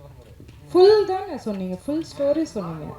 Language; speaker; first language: Tamil; non-native, local second language; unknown